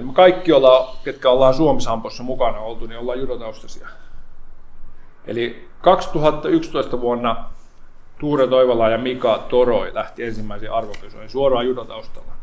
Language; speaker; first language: Finnish; native; Finnish